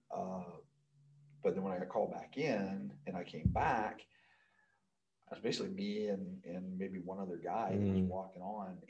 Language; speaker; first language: English; native; English